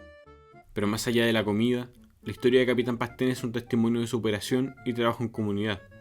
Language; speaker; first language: Spanish; native; Spanish